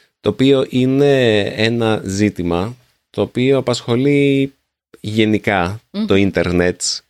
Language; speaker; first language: Greek; native; Greek